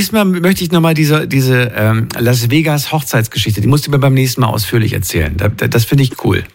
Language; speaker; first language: German; native; German